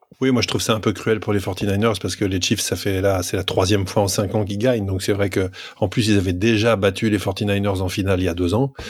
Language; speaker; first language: French; native; French